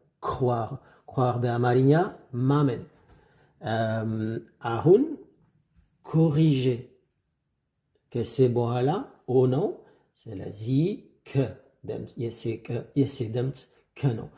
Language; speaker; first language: Amharic; non-native, fluent; French